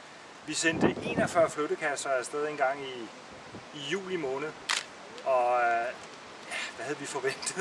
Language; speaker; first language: Danish; native; Danish